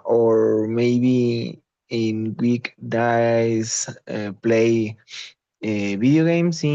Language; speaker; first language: English; non-native, learner; Spanish